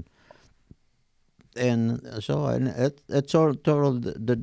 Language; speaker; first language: English; non-native, fluent; Italian